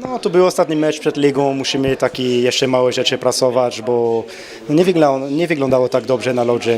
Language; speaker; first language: Polish; non-native, learner; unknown